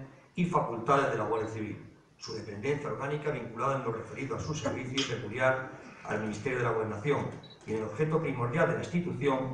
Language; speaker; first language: Spanish; native; Spanish